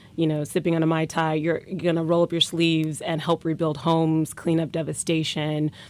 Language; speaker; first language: English; native; English